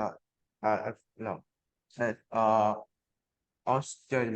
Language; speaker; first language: English; non-native, learner; Vietnamese